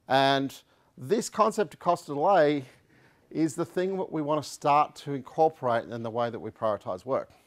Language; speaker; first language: English; native; English